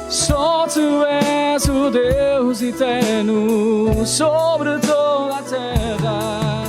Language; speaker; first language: Portuguese; native; Portuguese